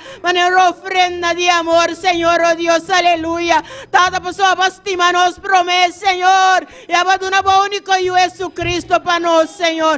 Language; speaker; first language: Spanish; non-native, learner; Papiamento